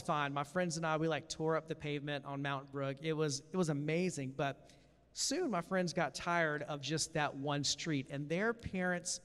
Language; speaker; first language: English; native; English